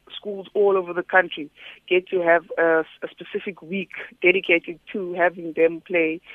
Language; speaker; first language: English; non-native, local second language; Xhosa